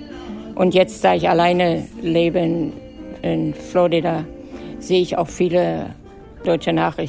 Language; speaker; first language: German; native; German